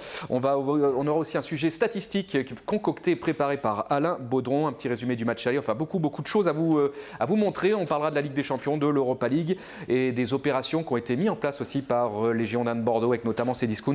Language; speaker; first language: French; native; French